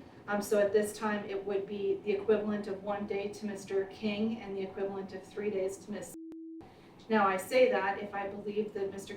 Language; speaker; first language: English; native; English